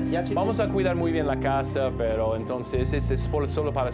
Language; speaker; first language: Spanish; non-native, learner; English